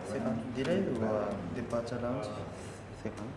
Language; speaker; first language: English; non-native, learner; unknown